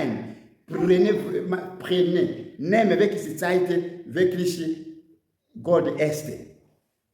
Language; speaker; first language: German; non-native, learner; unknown